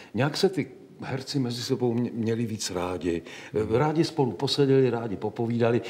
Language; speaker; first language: Czech; native; Czech